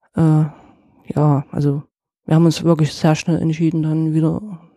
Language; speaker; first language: German; native; German